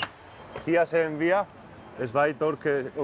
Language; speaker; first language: German; non-native, fluent; Spanish